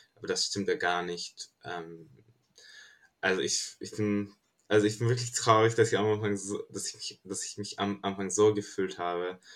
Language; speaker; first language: German; non-native, fluent; Turkish